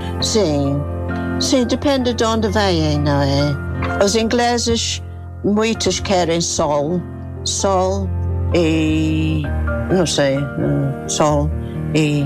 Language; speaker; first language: Portuguese; non-native, fluent; English